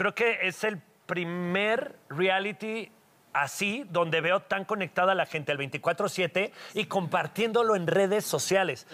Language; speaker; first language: Spanish; native; Spanish